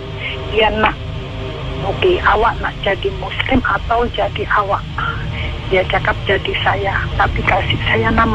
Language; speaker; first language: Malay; non-native, learner; Indonesian